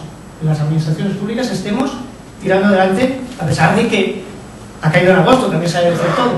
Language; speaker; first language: Spanish; native; Spanish